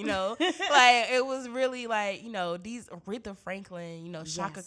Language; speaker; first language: English; native; English